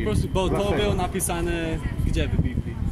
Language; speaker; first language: Polish; non-native, learner; English